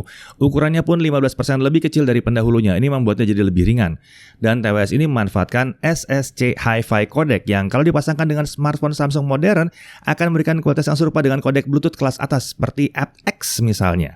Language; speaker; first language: Indonesian; native; Indonesian